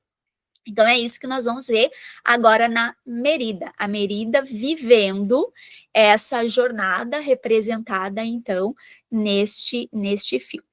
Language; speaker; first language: Portuguese; native; Portuguese